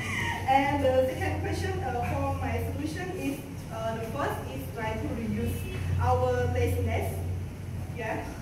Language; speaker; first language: English; non-native, learner; Khmer